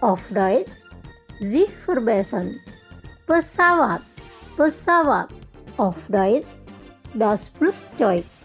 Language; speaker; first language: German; non-native, fluent; Indonesian